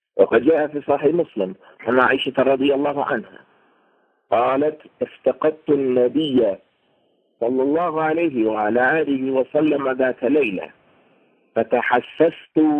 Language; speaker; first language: Arabic; non-native, fluent; English